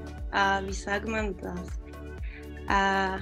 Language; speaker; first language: German; non-native, learner; Spanish